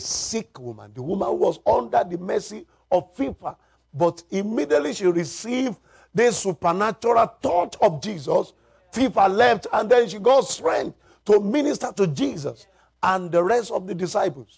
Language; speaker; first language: English; non-native, local second language; Yoruba